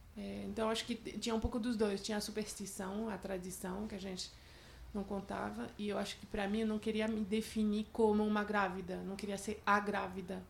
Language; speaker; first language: Portuguese; non-native, fluent; French